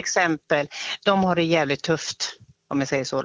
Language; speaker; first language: Swedish; native; Swedish